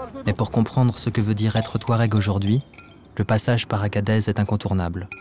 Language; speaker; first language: French; native; French